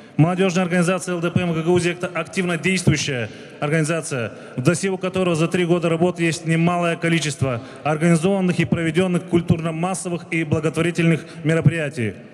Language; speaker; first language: Russian; non-native, local second language; Gagauz